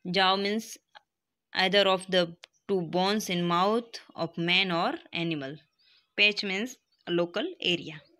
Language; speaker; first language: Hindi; non-native, local second language; Gujarati